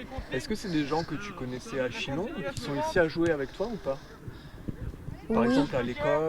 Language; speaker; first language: French; native; French